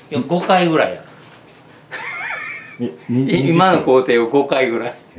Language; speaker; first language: Japanese; native; Japanese